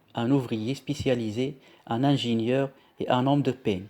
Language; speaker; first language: French; non-native, local second language; Arabic